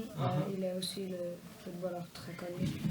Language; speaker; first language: French; non-native, learner; Polish